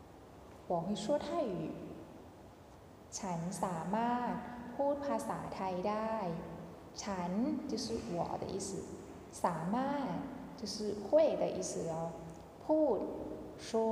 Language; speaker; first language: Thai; non-native, fluent; Chinese